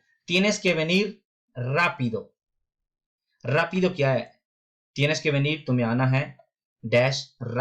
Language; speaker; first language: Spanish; non-native, fluent; Urdu